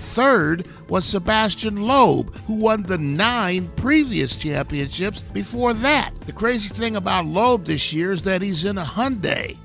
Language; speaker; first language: English; native; English